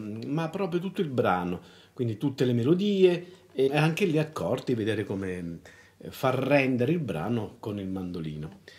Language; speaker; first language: Italian; native; Italian